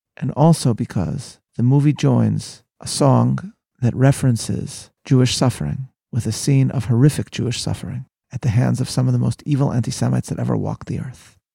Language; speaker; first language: English; native; English